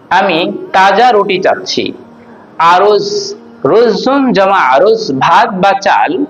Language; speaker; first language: Bangla; native; Bangla